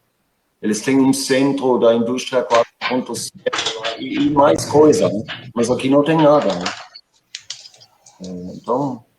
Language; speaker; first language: Portuguese; non-native, fluent; German